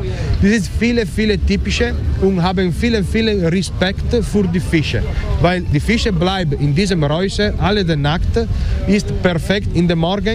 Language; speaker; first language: German; non-native, learner; Italian